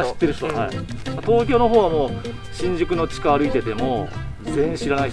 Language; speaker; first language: Japanese; native; Japanese